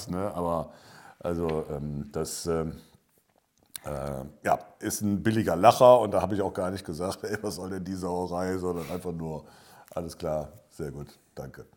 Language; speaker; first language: German; native; German